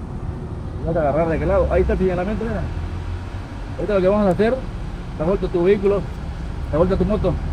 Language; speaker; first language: Spanish; native; Spanish